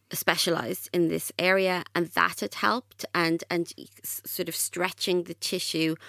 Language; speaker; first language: English; native; English